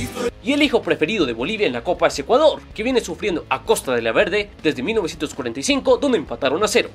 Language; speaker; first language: Spanish; native; Spanish